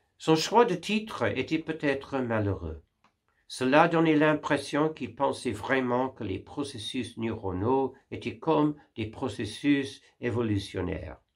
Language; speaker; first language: French; non-native, fluent; English